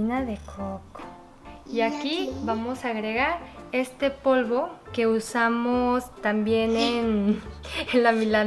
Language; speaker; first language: Spanish; non-native, fluent; Korean